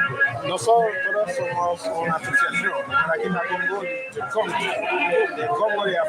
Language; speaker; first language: Spanish; non-native, learner; Haitian Creole